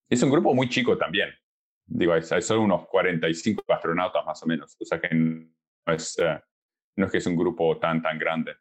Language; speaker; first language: Spanish; early bilingual, heritage; Spanish